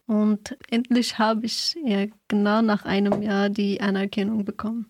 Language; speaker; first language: German; non-native, fluent; Persian